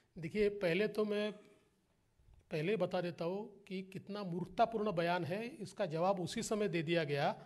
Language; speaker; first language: Hindi; non-native, local second language; Marathi